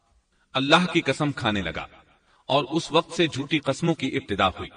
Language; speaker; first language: Urdu; native; Urdu